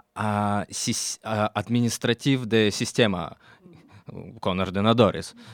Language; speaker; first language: Spanish; non-native, learner; Russian